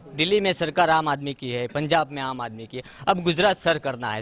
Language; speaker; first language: Hindi; non-native, local second language; Gujarati